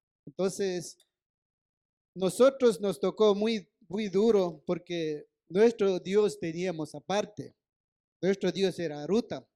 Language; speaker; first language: Spanish; non-native, local second language; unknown